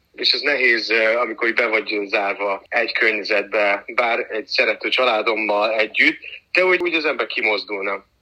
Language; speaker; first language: Hungarian; early bilingual, heritage; Hungarian